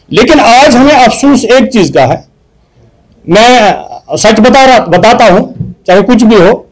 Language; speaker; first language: Urdu; non-native, local second language; Kashmiri